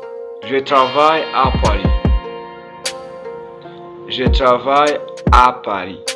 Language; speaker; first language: French; non-native, local second language; Kinyarwanda